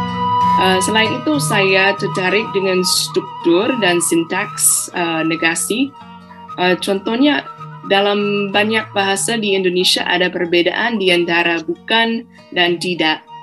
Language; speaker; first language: Indonesian; non-native, fluent; English